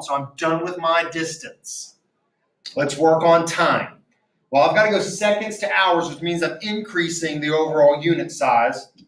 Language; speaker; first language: English; native; English